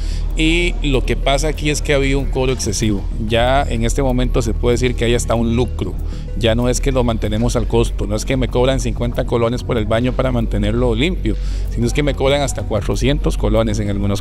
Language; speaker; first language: Spanish; native; Spanish